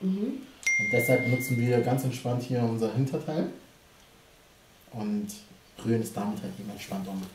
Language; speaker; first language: German; early bilingual, other home language; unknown